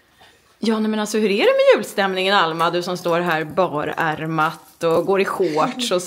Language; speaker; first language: Swedish; native; Swedish